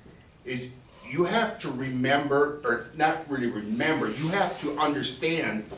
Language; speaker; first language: English; native; English